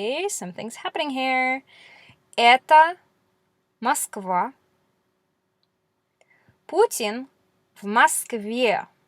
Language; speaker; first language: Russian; non-native, fluent; English